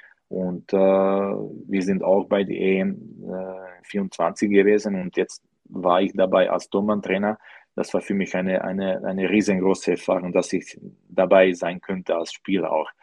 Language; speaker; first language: German; non-native, learner; Slovak